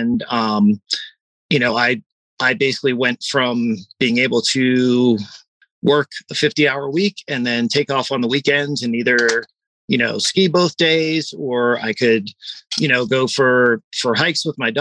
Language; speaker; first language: English; native; English